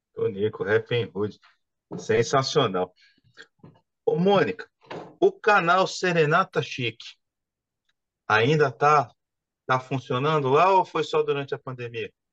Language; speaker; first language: Portuguese; native; Portuguese